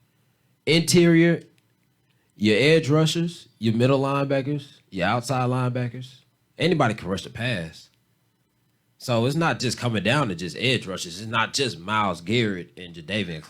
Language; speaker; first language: English; native; English